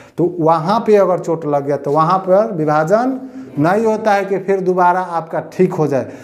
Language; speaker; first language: Hindi; native; Hindi